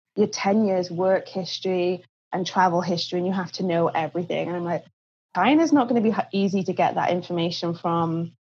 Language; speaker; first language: English; native; English